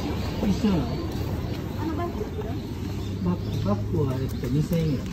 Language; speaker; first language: Japanese; native; Japanese